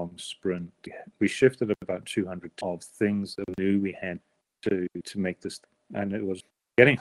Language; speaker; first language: English; native; English